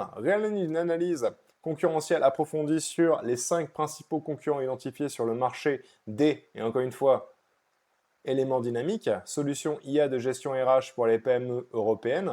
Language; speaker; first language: French; native; French